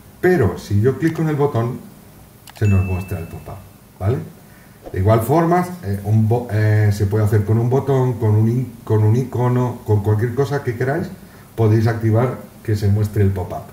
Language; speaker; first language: Spanish; native; Spanish